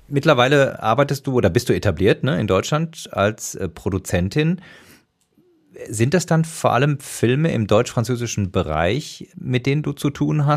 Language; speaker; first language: German; native; German